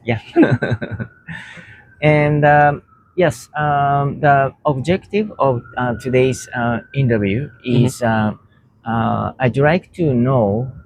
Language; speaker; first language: English; non-native, learner; Japanese